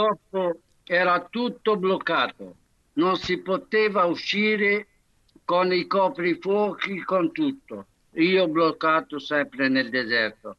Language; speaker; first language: Italian; non-native, fluent; Arabic